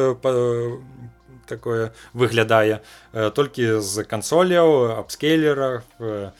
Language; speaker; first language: Belarusian; non-native, local second language; Russian